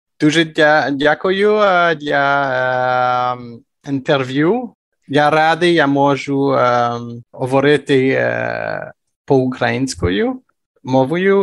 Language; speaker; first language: Ukrainian; non-native, learner; French